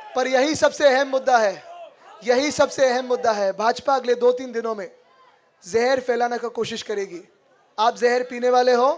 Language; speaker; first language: Hindi; non-native, local second language; Marathi